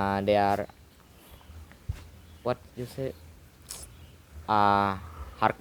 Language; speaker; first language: English; non-native, learner; Indonesian